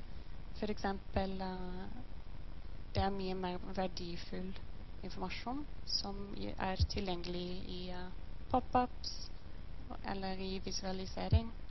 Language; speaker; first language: Norwegian; non-native, learner; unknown